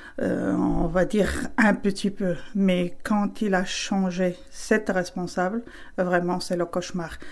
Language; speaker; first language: French; non-native, fluent; Spanish